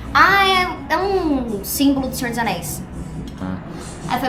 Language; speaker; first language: Portuguese; native; Portuguese